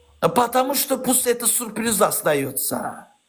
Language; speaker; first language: Russian; non-native, learner; Azerbaijani